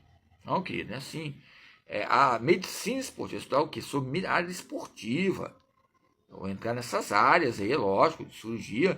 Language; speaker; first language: Portuguese; native; Portuguese